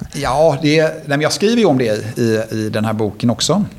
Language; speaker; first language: Swedish; native; Swedish